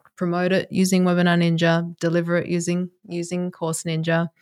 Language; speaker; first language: English; native; English